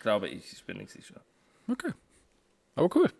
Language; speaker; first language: German; non-native, fluent; English